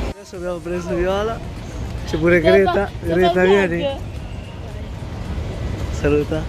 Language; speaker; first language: Italian; early bilingual, other home language; Filipino